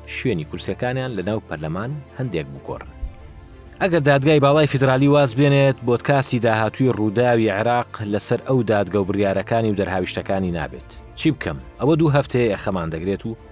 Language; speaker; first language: Central Kurdish; non-native, local second language; Assyrian Neo-Aramaic